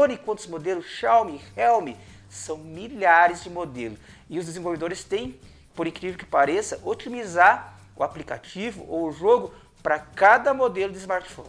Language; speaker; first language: Portuguese; native; Portuguese